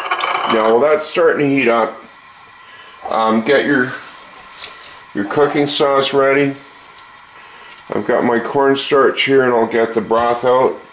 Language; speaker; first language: English; native; English